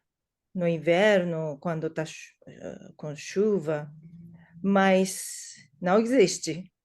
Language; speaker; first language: Portuguese; non-native, learner; English